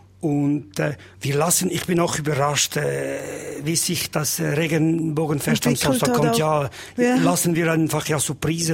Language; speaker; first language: German; non-native, learner; Albanian